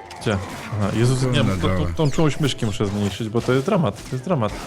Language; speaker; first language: Polish; native; Polish